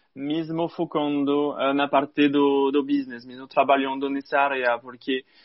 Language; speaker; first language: Portuguese; non-native, fluent; French